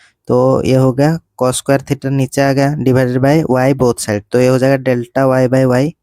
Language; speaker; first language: Hindi; native; Hindi